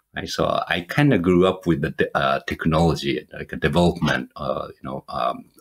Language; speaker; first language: English; non-native, fluent; Japanese